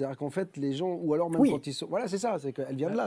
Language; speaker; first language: French; native; French